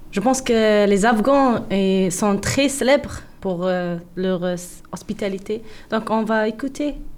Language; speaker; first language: French; non-native, learner; Persian